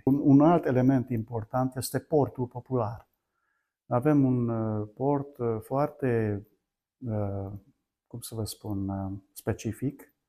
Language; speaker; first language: Romanian; non-native, local second language; Hungarian